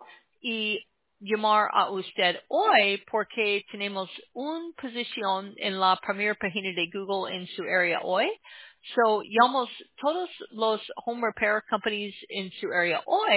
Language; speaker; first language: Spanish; non-native, learner; English